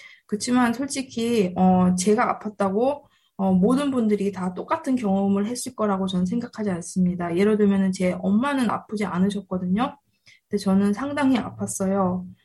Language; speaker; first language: Korean; early bilingual, heritage; Korean